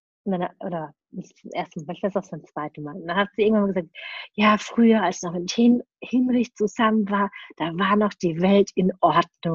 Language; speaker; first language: German; native; German